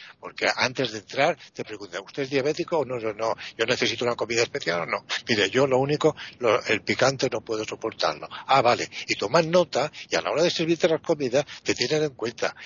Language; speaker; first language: Spanish; non-native, fluent; Italian